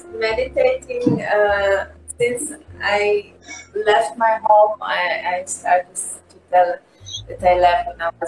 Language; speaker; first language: English; non-native, learner; Hebrew